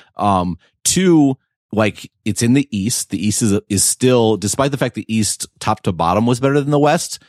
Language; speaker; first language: English; native; English